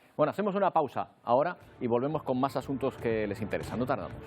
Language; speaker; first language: Spanish; native; Spanish